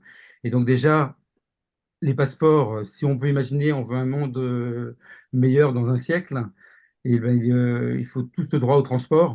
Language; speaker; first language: French; native; French